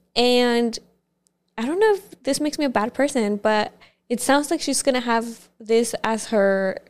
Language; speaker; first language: English; early bilingual, other home language; Spanish